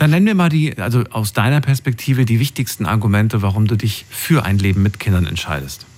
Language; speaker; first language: German; native; German